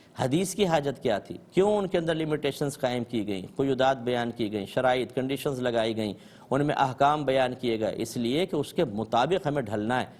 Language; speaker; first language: Urdu; native; Urdu